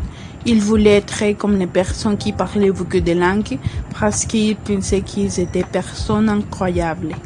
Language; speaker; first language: French; non-native, learner; Spanish